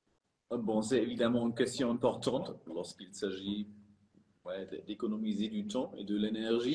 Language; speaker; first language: French; non-native, fluent; German